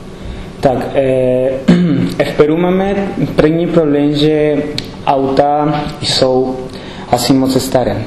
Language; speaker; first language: Czech; non-native, learner; Spanish